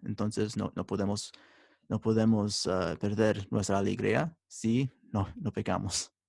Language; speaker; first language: Spanish; early bilingual, heritage; Spanish